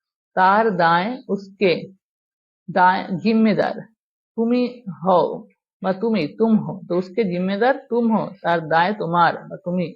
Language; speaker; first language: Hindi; non-native, fluent; Bangla